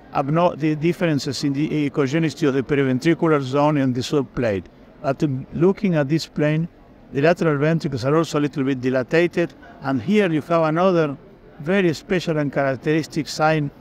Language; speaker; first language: English; non-native, fluent; Spanish